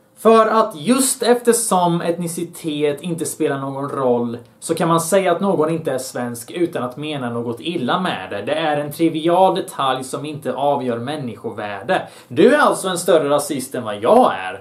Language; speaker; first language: Swedish; early bilingual, other home language; Bosnian